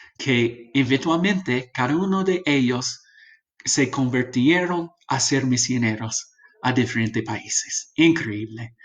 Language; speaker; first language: Spanish; non-native, fluent; English